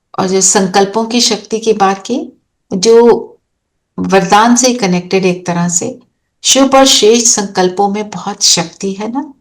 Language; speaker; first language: Hindi; native; Hindi